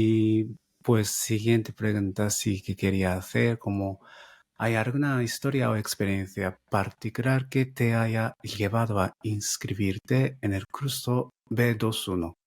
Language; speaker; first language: Spanish; non-native, fluent; Japanese